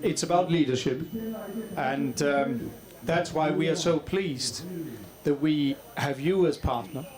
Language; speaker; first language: English; non-native, fluent; Danish